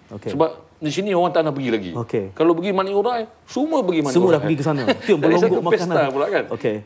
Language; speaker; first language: Malay; native; Malay